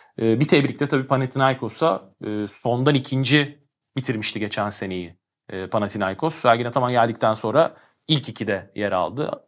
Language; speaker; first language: Turkish; native; Turkish